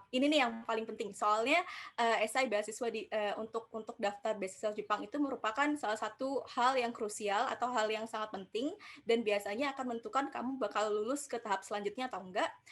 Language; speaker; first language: Indonesian; native; Indonesian